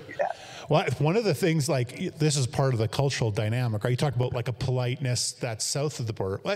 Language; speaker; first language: English; native; English